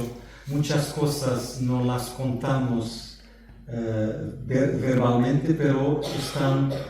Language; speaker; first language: Spanish; non-native, fluent; Portuguese